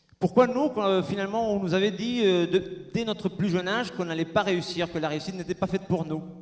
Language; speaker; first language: French; non-native, fluent; Spanish